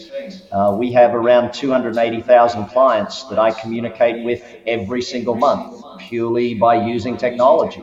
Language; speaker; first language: English; native; English